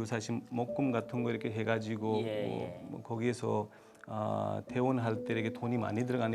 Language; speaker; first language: Korean; non-native, fluent; Urdu